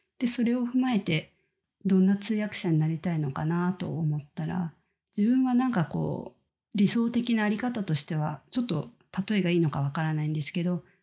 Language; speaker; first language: Japanese; native; Japanese